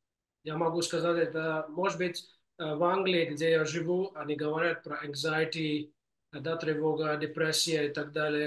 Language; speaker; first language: Russian; non-native, fluent; English